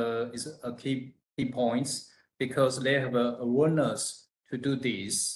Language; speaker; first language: English; non-native, fluent; Chinese